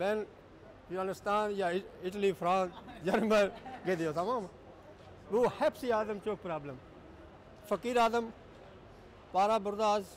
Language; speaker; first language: Turkish; non-native, learner; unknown